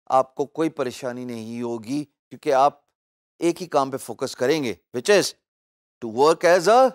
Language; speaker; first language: Urdu; native; Urdu